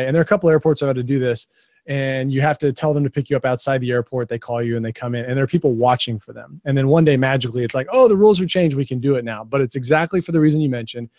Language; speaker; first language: English; native; English